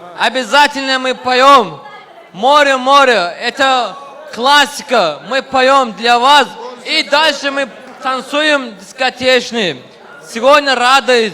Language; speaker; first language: Russian; non-native, learner; Turkmen